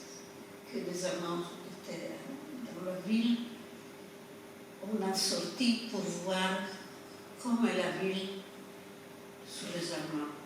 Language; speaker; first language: French; non-native, fluent; Polish